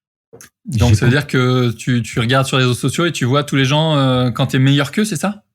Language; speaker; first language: French; native; French